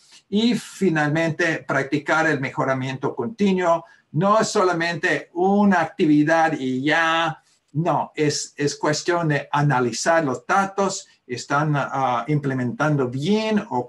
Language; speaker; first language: Spanish; early bilingual, heritage; Spanish